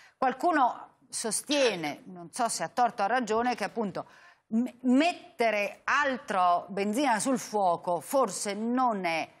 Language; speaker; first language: Italian; native; Italian